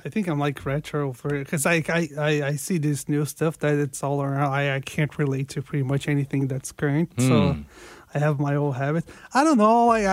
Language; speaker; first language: English; non-native, fluent; Portuguese